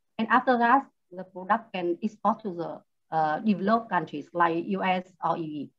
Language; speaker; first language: English; non-native, learner; Vietnamese